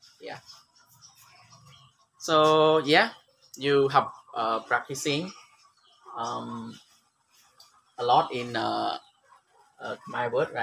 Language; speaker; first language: English; non-native, learner; Khmer